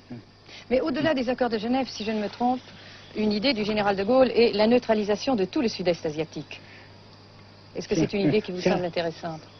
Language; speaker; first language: French; native; French